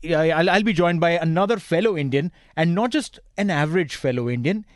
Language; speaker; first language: English; non-native, local second language; Hindi